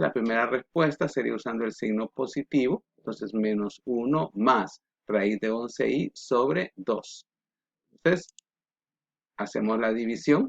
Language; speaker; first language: Spanish; native; Spanish